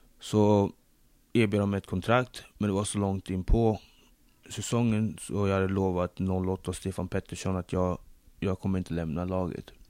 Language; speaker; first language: Swedish; early bilingual, other home language; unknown